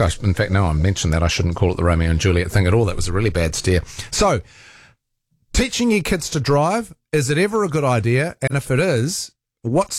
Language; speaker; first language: English; native; English